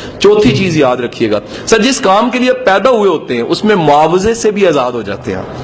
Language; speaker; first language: Urdu; non-native, local second language; Punjabi